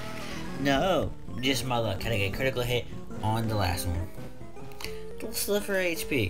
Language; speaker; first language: English; native; English